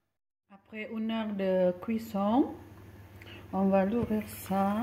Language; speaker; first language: French; non-native, fluent; Indonesian